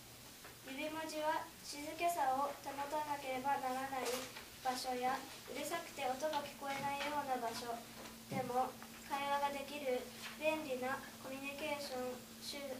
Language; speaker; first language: Japanese; early bilingual, heritage; Japanese